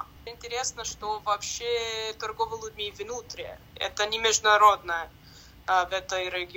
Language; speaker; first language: Russian; non-native, learner; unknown